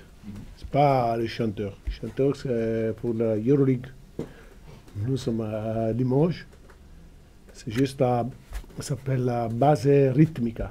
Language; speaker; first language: French; non-native, fluent; Italian